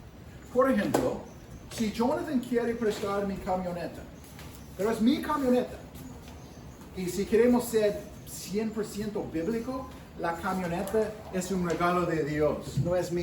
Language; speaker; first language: Spanish; non-native, fluent; English